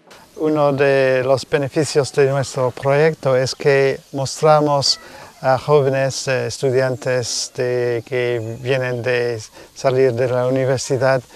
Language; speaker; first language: Spanish; non-native, fluent; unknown